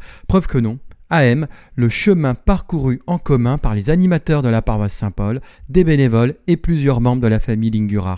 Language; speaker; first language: French; native; French